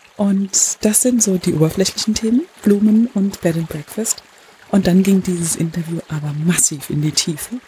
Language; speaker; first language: German; native; German